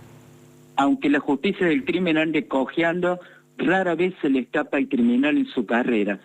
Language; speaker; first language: Spanish; native; Spanish